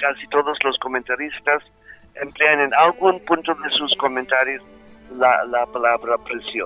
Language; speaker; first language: Spanish; non-native, fluent; English